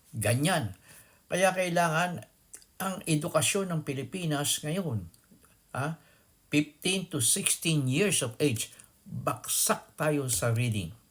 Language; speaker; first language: Filipino; native; Filipino